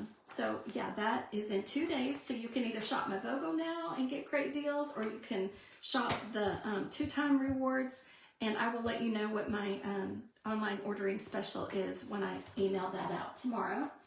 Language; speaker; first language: English; native; English